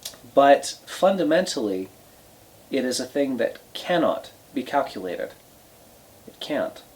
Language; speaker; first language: English; native; English